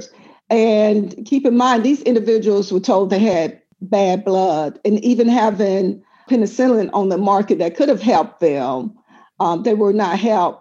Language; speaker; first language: English; native; English